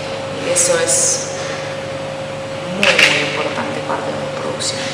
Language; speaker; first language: Spanish; non-native, fluent; Finnish